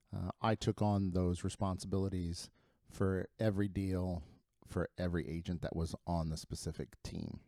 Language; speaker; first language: English; early bilingual, other home language; Spanish